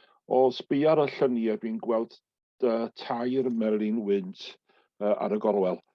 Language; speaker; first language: Welsh; native; Welsh